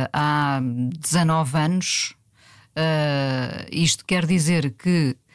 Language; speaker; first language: Portuguese; native; Portuguese